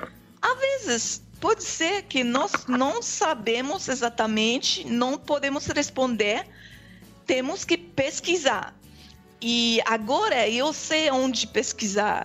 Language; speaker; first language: Portuguese; non-native, fluent; French